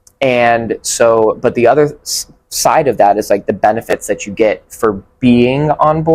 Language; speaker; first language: English; native; English